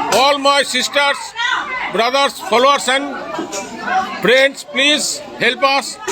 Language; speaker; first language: English; non-native, local second language; Bangla